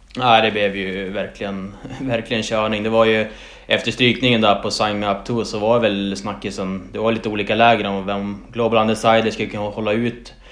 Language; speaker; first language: Swedish; native; Swedish